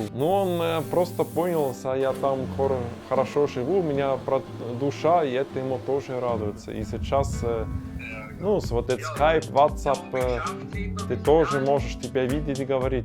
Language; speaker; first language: Russian; non-native, learner; German